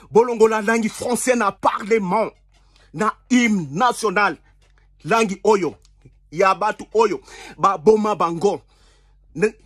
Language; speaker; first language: French; non-native, local second language; Lingala